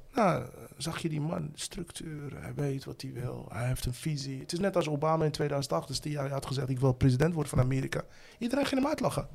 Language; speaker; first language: Dutch; non-native, fluent; Arabic